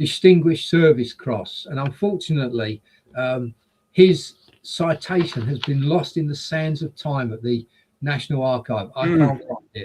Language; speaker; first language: English; native; English